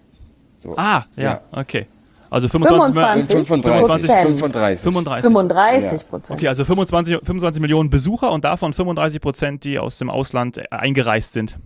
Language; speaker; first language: German; native; German